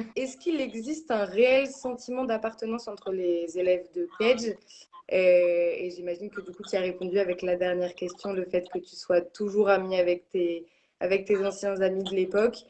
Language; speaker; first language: French; native; French